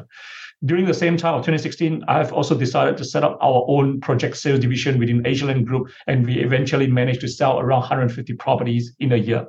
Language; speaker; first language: English; non-native, local second language; Chinese